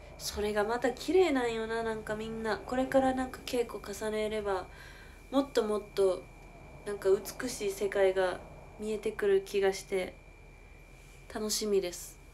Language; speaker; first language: Japanese; native; Japanese